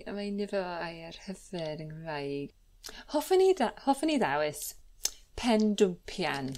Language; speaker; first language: Welsh; non-native, learner; English